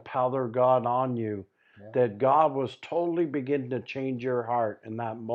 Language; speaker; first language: English; native; English